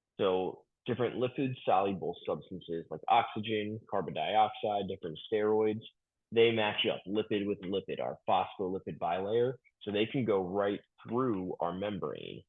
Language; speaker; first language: English; native; English